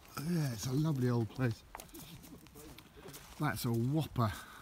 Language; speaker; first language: English; native; English